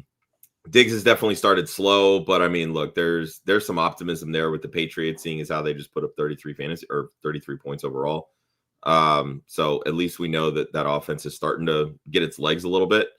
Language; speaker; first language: English; native; English